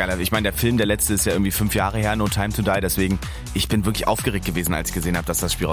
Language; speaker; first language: German; native; German